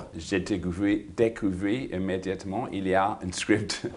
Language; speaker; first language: French; non-native, learner; English